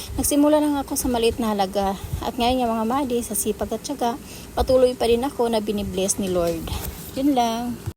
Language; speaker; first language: Filipino; non-native, local second language; Aklanon